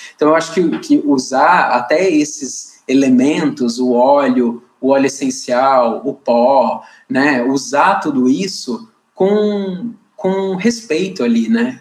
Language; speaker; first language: Portuguese; native; Portuguese